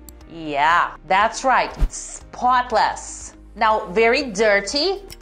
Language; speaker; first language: English; non-native, fluent; Romanian